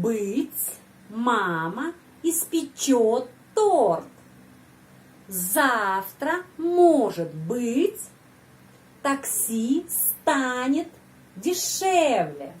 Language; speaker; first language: Russian; non-native, fluent; Indonesian